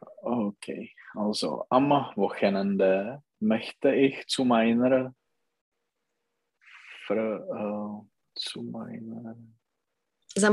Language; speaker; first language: German; non-native, learner; Czech